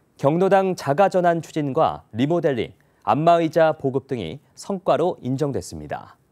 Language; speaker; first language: Korean; native; Korean